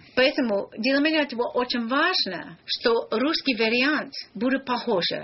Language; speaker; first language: Russian; non-native, learner; English